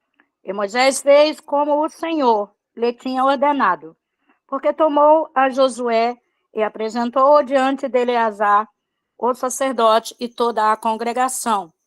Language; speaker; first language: Portuguese; native; Portuguese